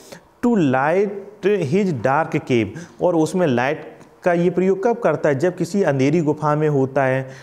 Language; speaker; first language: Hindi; native; Hindi